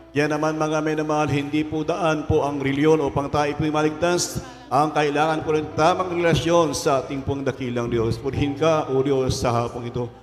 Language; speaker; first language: Filipino; native; Filipino